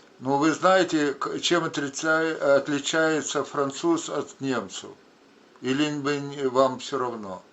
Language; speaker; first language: Russian; non-native, local second language; Ukrainian